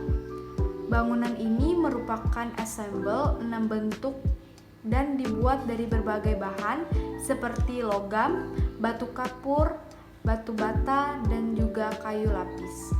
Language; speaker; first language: Indonesian; native; Indonesian